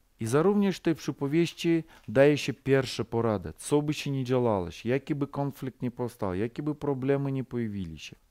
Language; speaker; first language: Polish; non-native, fluent; Ukrainian